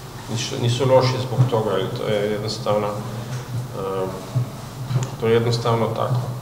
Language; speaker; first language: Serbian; non-native, fluent; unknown